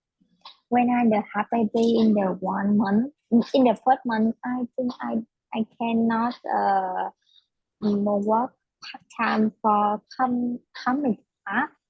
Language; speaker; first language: English; non-native, learner; Vietnamese